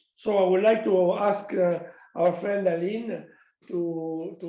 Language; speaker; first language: English; non-native, fluent; Italian